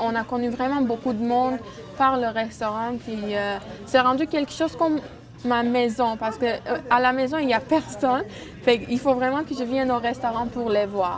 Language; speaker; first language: French; early bilingual, other home language; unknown